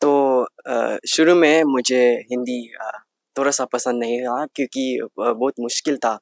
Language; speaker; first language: Hindi; early bilingual, heritage; English